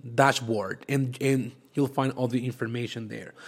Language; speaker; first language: English; non-native, fluent; Spanish